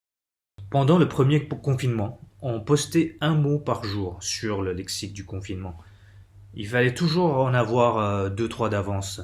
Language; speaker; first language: French; non-native, fluent; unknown